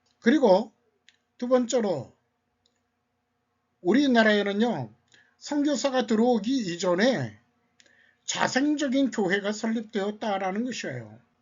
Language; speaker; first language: Korean; native; Korean